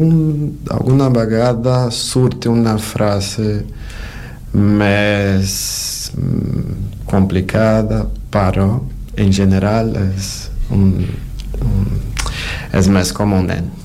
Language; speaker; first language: Catalan; non-native, learner; Portuguese